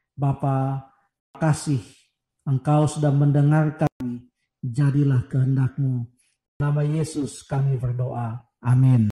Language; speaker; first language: Indonesian; native; Indonesian